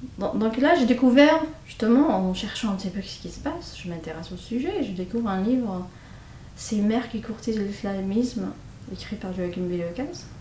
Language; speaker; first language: French; non-native, local second language; Kabyle